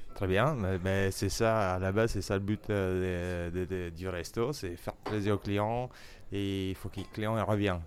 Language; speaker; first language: French; non-native, fluent; Italian